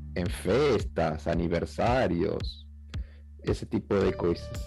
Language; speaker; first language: Portuguese; non-native, learner; Spanish